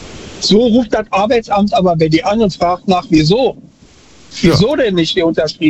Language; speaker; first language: German; native; German